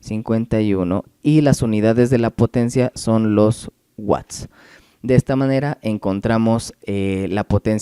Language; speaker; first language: Spanish; native; Spanish